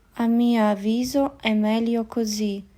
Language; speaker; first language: Italian; non-native, fluent; Ukrainian